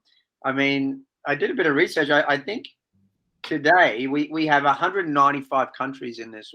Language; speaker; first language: English; native; English